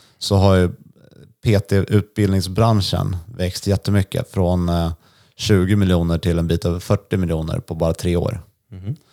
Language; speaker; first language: Swedish; native; Swedish